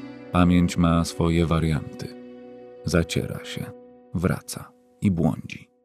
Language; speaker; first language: Polish; native; Polish